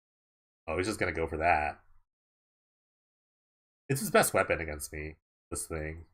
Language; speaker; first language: English; native; English